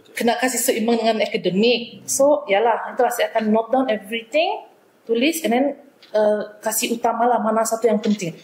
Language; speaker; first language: Malay; native; Malay